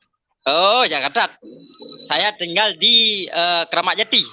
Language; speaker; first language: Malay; non-native, local second language; Achinese